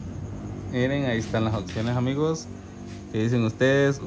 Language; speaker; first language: Spanish; native; Spanish